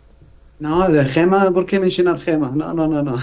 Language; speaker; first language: Spanish; non-native, learner; Arabic